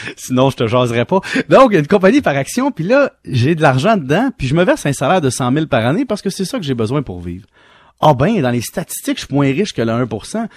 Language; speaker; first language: French; native; French